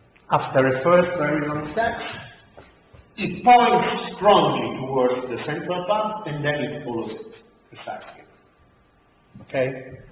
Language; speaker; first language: English; non-native, fluent; Italian